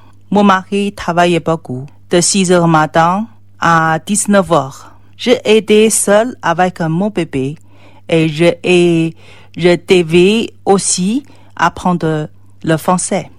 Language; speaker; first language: French; non-native, learner; Chinese